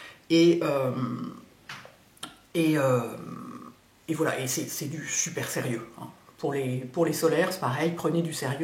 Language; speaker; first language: French; native; French